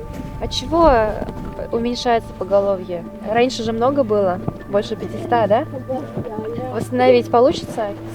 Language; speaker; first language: Russian; native; Russian